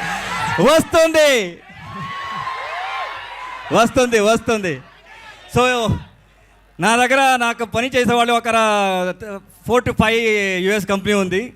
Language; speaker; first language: Telugu; non-native, learner; Kannada